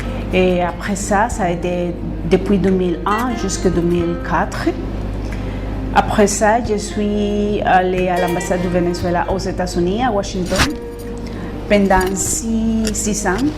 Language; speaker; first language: French; non-native, fluent; Spanish